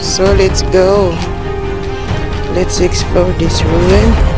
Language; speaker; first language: English; non-native, local second language; Filipino